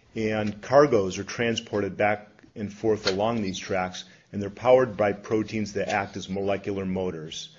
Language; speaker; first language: English; native; English